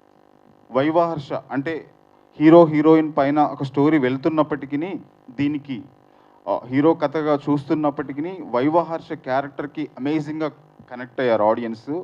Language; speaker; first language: Telugu; native; Telugu